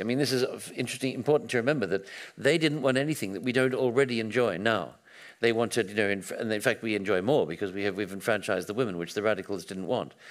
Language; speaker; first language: English; native; English